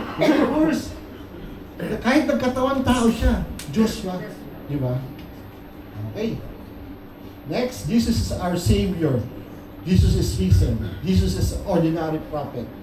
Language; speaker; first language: Filipino; native; Filipino